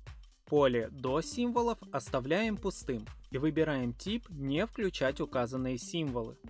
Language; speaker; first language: Russian; native; Russian